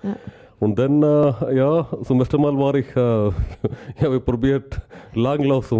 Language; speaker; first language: German; non-native, learner; Malayalam